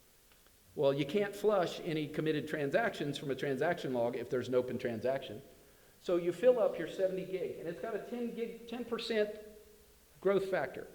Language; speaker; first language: English; native; English